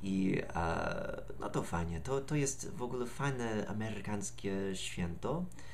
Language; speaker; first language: Polish; non-native, learner; English